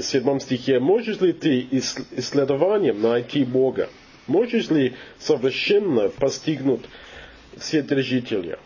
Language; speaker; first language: Russian; non-native, learner; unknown